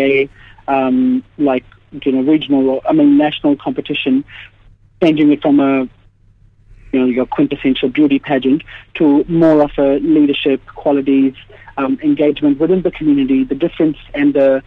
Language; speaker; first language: English; native; English